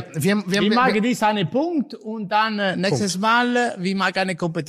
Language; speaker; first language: German; non-native, learner; Italian